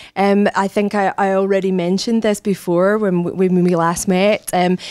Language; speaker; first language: English; native; English